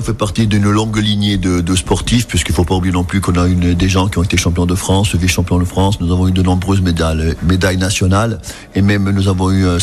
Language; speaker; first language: French; native; French